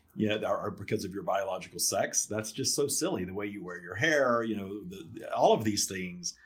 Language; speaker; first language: English; native; English